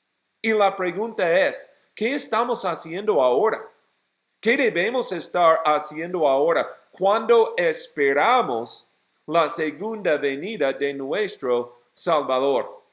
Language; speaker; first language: Spanish; non-native, fluent; English